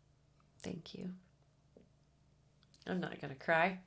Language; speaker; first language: English; native; English